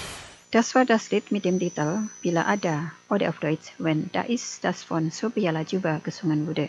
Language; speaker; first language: German; non-native, fluent; Indonesian